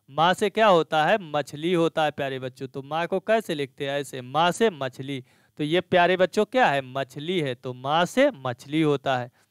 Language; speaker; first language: Hindi; native; Hindi